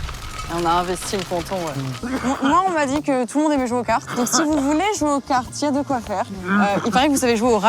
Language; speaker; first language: French; native; French